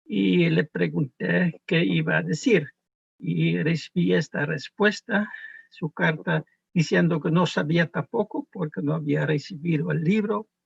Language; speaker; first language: Spanish; non-native, fluent; Dutch